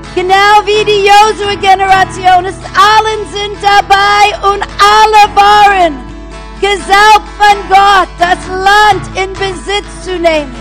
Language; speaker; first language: German; non-native, fluent; English